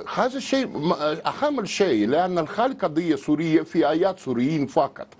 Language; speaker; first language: Arabic; non-native, learner; Russian